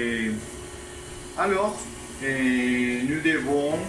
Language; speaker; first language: French; non-native, learner; Spanish